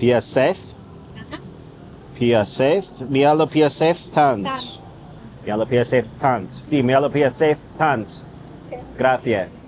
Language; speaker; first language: Italian; non-native, learner; English